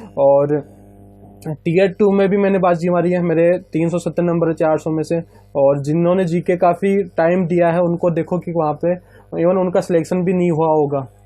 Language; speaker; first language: Hindi; native; Hindi